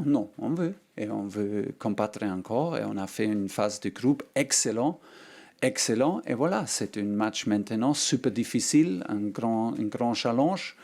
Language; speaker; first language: French; non-native, learner; German